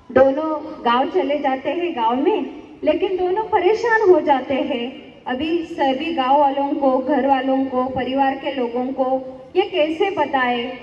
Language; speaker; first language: Hindi; non-native, local second language; Marathi